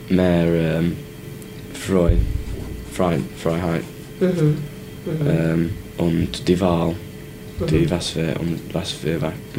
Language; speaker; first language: German; non-native, learner; English